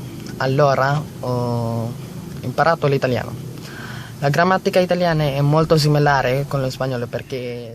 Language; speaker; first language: Italian; non-native, learner; Filipino